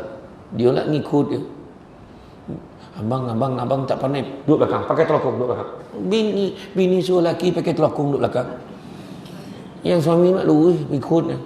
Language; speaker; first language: Malay; native; Malay